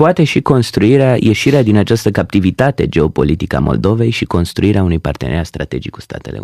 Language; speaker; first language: Romanian; native; Romanian